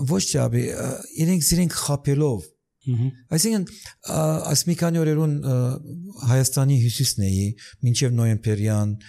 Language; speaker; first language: Armenian; early bilingual, heritage; Armenian